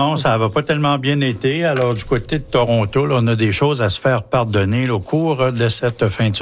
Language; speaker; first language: French; native; French